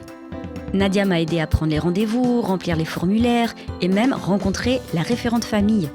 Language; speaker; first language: French; native; French